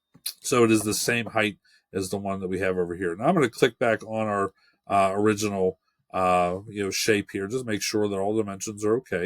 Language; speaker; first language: English; native; English